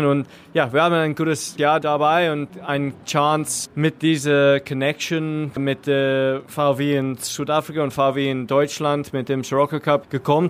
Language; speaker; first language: German; non-native, learner; English